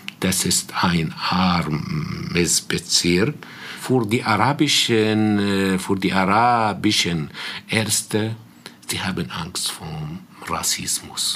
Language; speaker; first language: German; non-native, fluent; Arabic